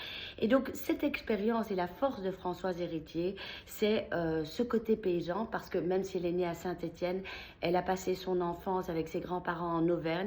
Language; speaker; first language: French; native; French